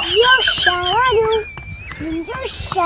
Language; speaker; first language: Chinese; native; Chinese